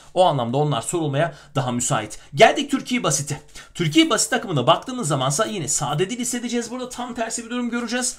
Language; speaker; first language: Turkish; native; Turkish